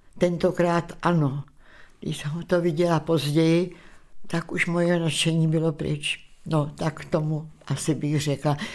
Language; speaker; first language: Czech; native; Czech